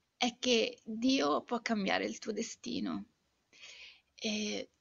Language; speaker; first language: Italian; native; Italian